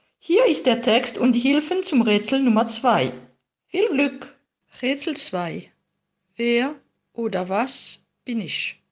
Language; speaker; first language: German; non-native, fluent; French